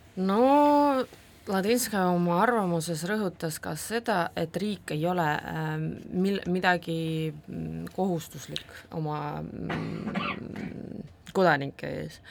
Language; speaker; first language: Estonian; non-native, local second language; Russian